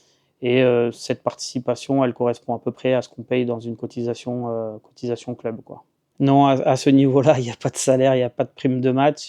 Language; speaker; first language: French; native; French